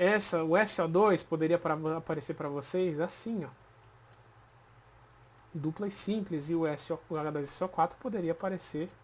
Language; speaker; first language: Portuguese; native; Portuguese